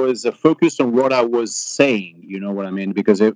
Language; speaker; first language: English; non-native, fluent; Italian